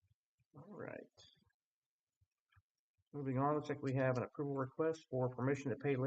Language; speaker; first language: English; native; English